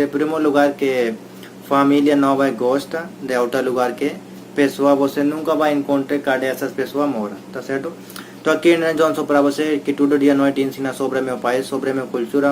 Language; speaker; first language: Portuguese; non-native, learner; Hindi